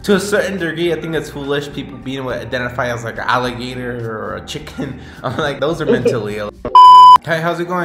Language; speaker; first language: English; native; English